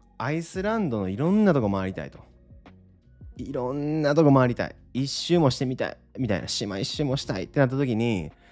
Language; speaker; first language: Japanese; native; Japanese